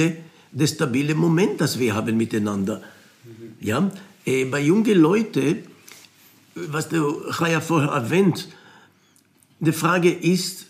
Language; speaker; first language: German; non-native, fluent; Hebrew